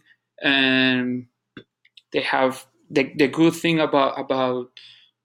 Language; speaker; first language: English; non-native, fluent; Spanish